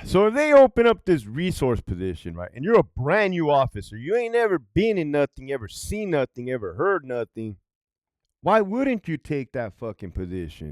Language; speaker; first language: English; native; English